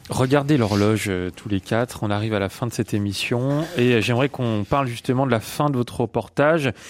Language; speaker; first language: French; native; French